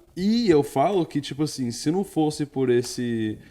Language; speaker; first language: Portuguese; early bilingual, heritage; Portuguese